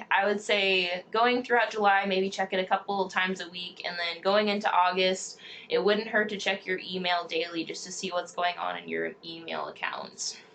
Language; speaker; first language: English; native; English